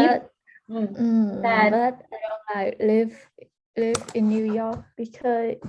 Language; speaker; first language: English; early bilingual, heritage; Vietnamese